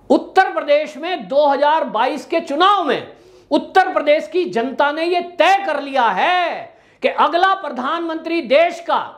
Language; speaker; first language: Hindi; native; Hindi